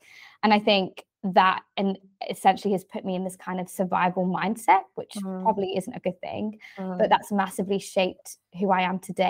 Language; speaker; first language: English; native; English